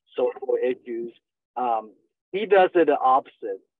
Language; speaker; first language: English; non-native, fluent; Chinese